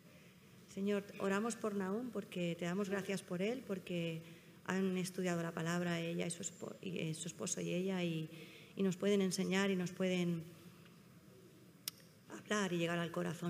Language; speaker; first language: Spanish; native; Spanish